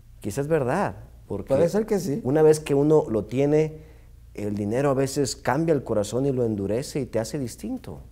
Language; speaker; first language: Spanish; native; Spanish